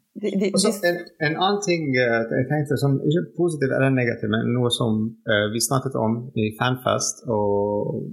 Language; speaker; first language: Norwegian; non-native, fluent; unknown